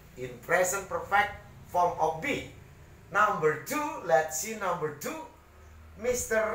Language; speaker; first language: English; non-native, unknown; Indonesian